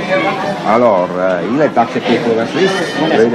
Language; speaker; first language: French; non-native, fluent; Swiss German